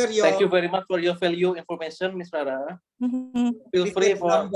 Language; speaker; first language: English; non-native, learner; Indonesian